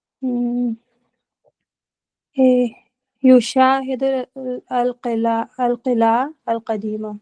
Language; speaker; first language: Arabic; non-native, learner; Hindi